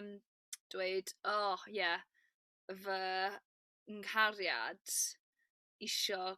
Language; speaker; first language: Welsh; non-native, learner; English